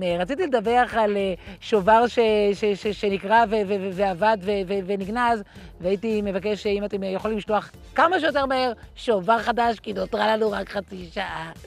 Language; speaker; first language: Hebrew; native; Hebrew